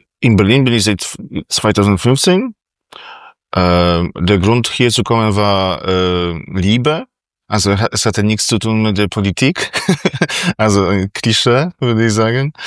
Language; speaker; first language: German; non-native, fluent; Polish